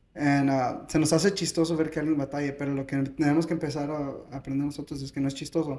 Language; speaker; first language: Spanish; early bilingual, heritage; Spanish